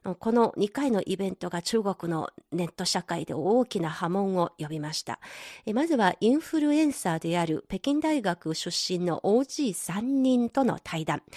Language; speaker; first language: Japanese; non-native, fluent; Chinese